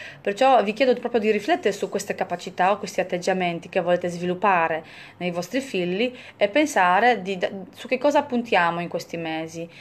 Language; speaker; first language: Italian; non-native, fluent; Polish